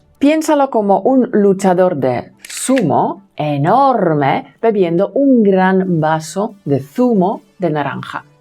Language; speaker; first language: Spanish; non-native, fluent; Polish